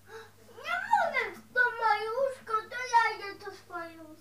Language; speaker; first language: Polish; early bilingual, heritage; Dutch